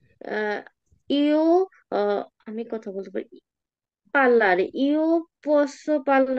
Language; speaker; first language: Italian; non-native, learner; Bangla